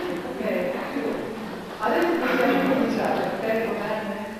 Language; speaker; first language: Italian; non-native, fluent; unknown